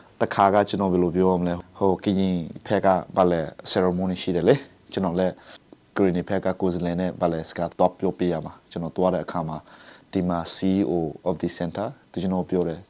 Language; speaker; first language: Burmese; non-native, local second language; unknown